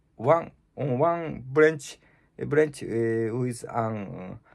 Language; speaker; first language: English; non-native, learner; Japanese